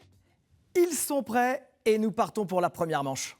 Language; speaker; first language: French; native; French